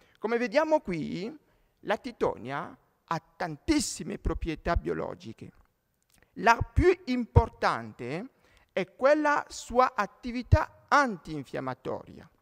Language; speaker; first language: Italian; non-native, fluent; French